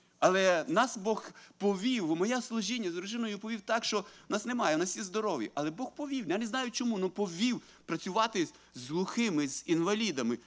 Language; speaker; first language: Ukrainian; native; Ukrainian